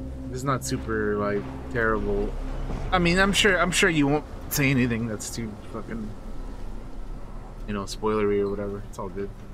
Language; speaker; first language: English; early bilingual, other home language; Spanish